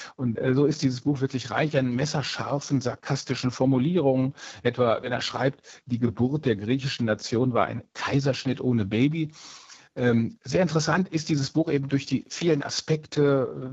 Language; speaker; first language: German; native; German